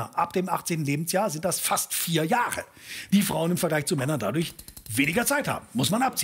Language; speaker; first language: German; native; German